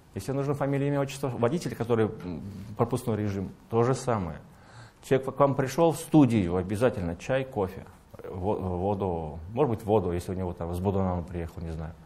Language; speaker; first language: Russian; native; Russian